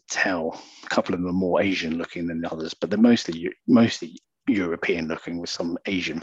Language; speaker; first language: English; native; English